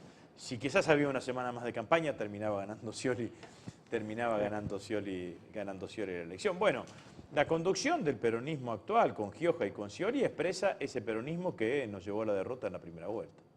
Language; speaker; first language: Spanish; native; Spanish